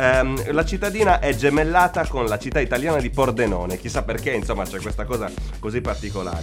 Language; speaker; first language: Italian; native; Italian